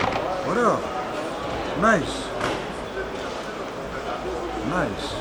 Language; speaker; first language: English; non-native, learner; Greek